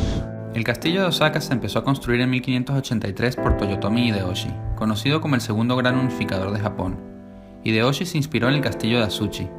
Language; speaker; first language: Spanish; native; Spanish